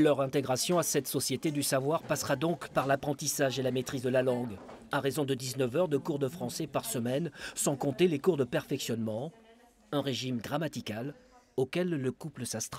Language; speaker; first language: French; native; French